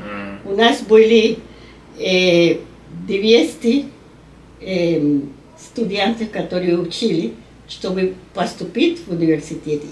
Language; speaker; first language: Russian; non-native, learner; Spanish